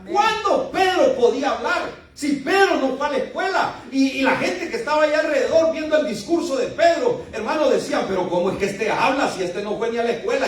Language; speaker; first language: Spanish; native; Spanish